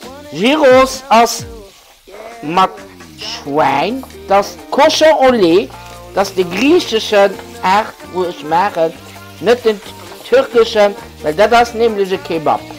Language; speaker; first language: German; non-native, learner; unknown